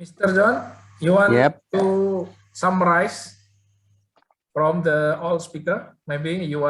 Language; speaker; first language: English; non-native, learner; Indonesian